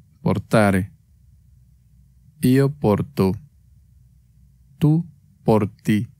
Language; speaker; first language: Italian; non-native, fluent; Spanish